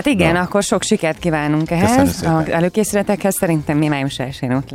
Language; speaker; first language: Hungarian; native; Hungarian